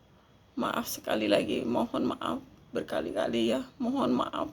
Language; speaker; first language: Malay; non-native, local second language; Javanese